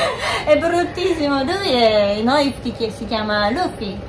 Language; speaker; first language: Italian; non-native, learner; Japanese